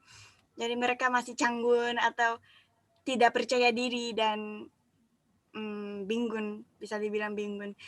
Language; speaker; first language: Indonesian; non-native, fluent; Japanese